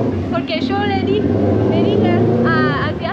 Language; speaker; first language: Spanish; non-native, learner; English